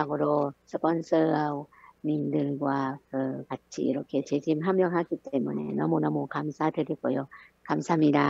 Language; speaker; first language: Korean; non-native, learner; Thai